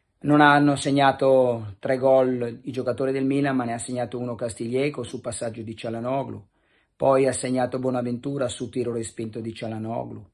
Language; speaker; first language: Italian; native; Italian